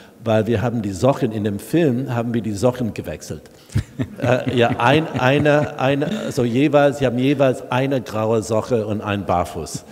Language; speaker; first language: German; non-native, fluent; English